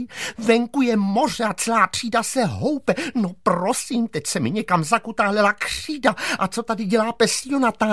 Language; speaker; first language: Czech; native; Czech